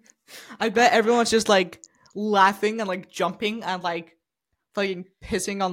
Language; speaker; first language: English; non-native, fluent; Icelandic